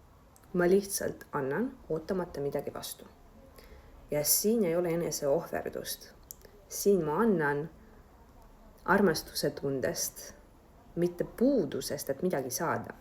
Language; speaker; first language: Estonian; non-native, local second language; Russian